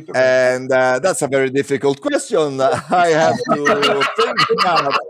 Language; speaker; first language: English; non-native, learner; Italian